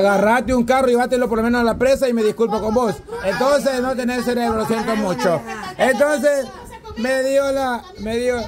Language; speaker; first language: Spanish; native; Spanish